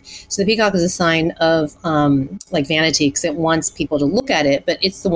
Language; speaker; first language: English; early bilingual, other home language; Chinese